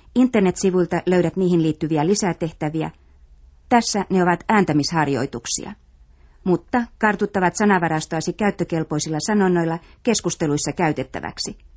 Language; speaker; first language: Finnish; native; Finnish